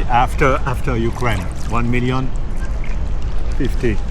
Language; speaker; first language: English; non-native, learner; French